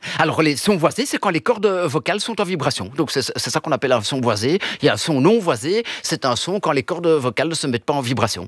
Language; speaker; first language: French; early bilingual, other home language; Italian